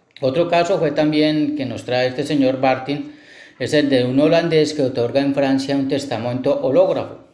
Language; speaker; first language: Spanish; native; Spanish